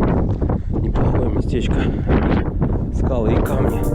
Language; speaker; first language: Russian; native; Russian